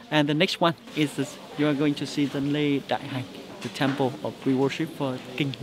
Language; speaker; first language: English; non-native, fluent; Vietnamese